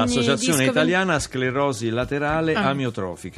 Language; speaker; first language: Italian; native; Italian